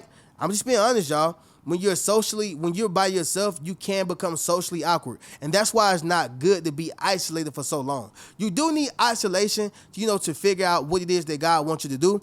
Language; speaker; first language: English; native; English